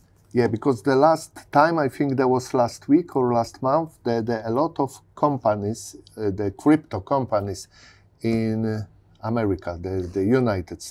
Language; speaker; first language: English; non-native, learner; Polish